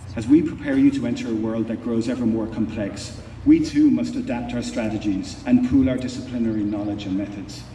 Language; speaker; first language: English; native; English